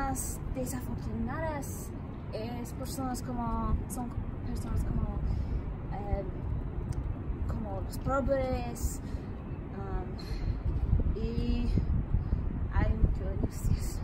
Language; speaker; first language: Spanish; non-native, learner; English